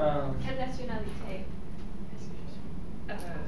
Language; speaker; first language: French; non-native, learner; English